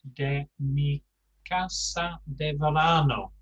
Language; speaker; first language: Spanish; non-native, fluent; English